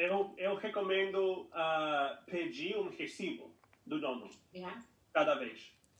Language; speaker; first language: Portuguese; non-native, fluent; English